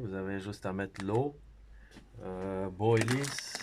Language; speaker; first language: French; non-native, fluent; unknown